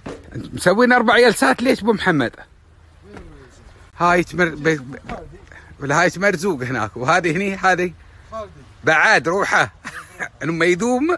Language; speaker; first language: Arabic; native; Arabic